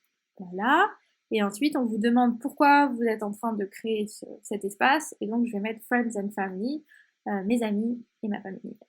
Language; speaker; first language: French; native; French